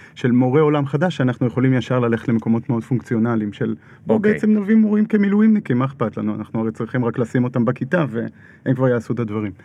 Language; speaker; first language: Hebrew; native; Hebrew